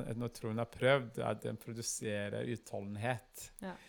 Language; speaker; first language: Norwegian; non-native, fluent; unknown